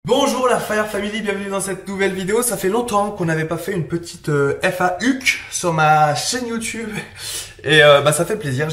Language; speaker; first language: French; native; French